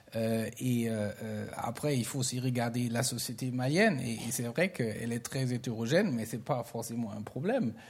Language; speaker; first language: French; non-native, fluent; German